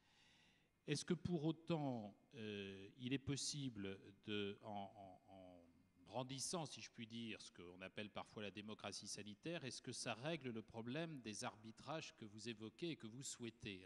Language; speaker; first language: French; native; French